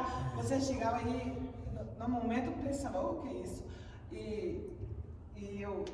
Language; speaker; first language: Portuguese; non-native, learner; Swedish